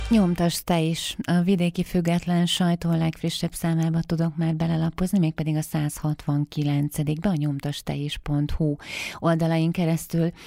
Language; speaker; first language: Hungarian; native; Hungarian